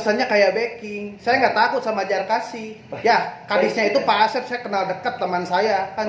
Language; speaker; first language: Indonesian; native; Indonesian